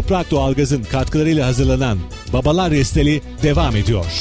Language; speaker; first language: Turkish; native; Turkish